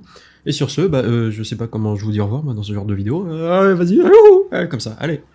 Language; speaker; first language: French; native; French